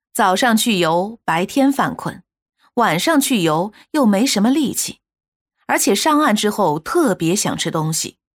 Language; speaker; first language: Chinese; native; Chinese